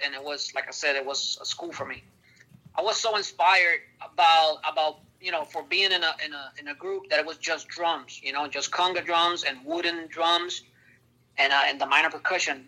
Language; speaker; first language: English; early bilingual, other home language; Spanish